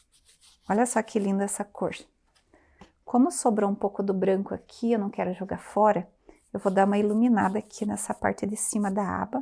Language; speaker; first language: Portuguese; native; Portuguese